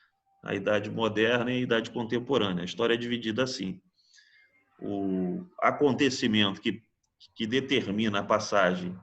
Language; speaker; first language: Portuguese; native; Portuguese